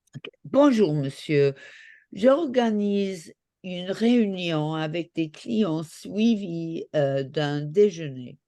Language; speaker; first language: French; non-native, learner; English